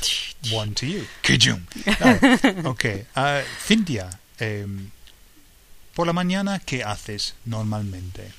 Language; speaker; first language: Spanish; non-native, fluent; English